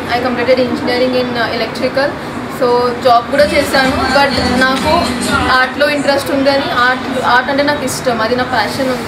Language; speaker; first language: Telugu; early bilingual, heritage; Telugu